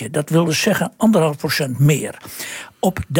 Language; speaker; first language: Dutch; native; Dutch